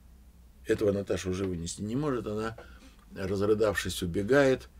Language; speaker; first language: Russian; native; Russian